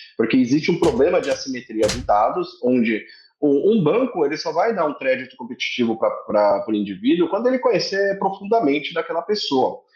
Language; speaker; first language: Portuguese; early bilingual, other home language; Korean